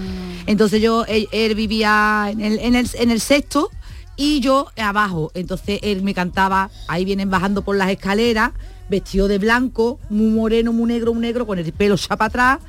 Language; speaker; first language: Spanish; native; Spanish